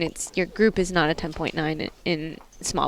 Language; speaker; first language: English; native; English